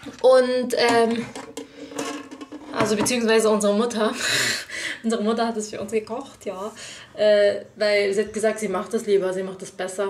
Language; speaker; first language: German; native; German